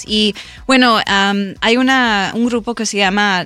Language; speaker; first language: Spanish; early bilingual, heritage; Spanish